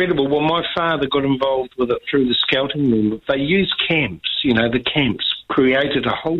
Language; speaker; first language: English; native; English